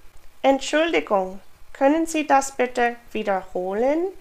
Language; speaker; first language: German; non-native, fluent; English